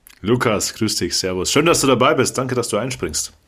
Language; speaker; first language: German; native; German